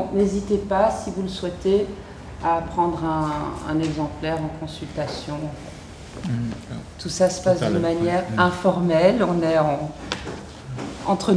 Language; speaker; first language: French; native; French